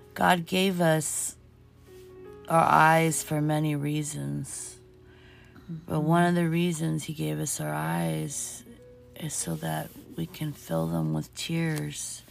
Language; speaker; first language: English; early bilingual, other home language; Portuguese